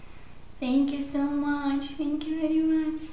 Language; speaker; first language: English; non-native, learner; Russian